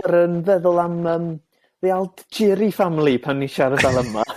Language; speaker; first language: Welsh; non-native, learner; English